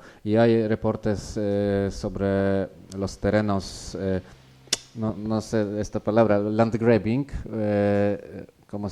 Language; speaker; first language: Spanish; non-native, learner; Polish